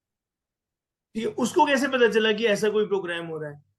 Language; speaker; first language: Hindi; native; Hindi